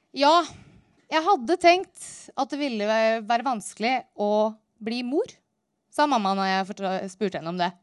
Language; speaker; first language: Norwegian; native; Norwegian